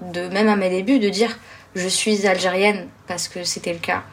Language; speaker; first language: French; early bilingual, other home language; Arabic